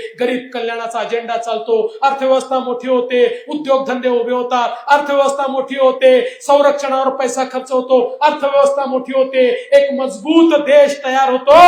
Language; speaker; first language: Marathi; native; Marathi